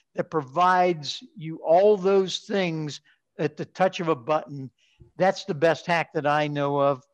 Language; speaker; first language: English; native; English